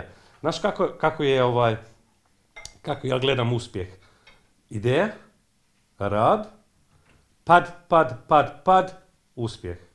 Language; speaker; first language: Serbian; non-native, fluent; English